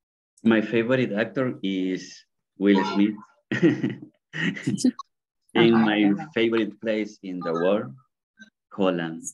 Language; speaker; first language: English; non-native, learner; Spanish